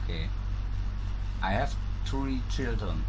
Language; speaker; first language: English; non-native, learner; German